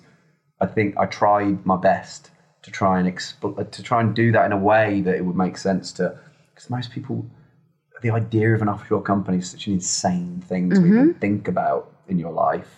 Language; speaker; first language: English; native; English